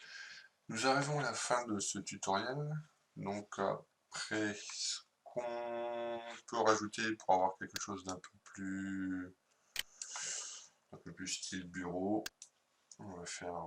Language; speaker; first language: French; native; French